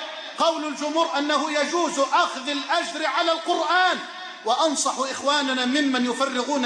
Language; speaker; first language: Arabic; native; Arabic